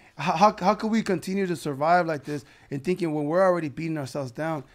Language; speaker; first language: English; early bilingual, other home language; Spanish